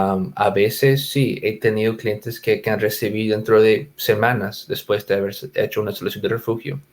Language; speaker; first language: Spanish; non-native, fluent; English